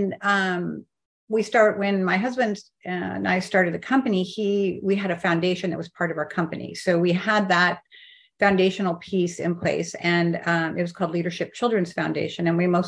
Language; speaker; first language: English; native; English